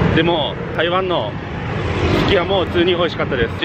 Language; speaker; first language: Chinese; non-native, learner; Japanese